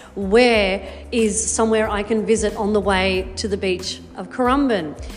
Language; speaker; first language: English; native; English